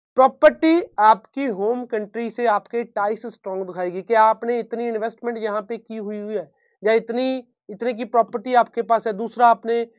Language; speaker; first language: Hindi; non-native, local second language; Punjabi